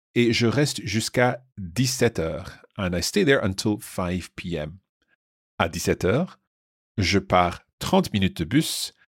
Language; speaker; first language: French; non-native, fluent; English